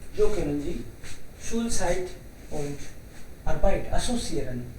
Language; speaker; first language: German; non-native, learner; Hindi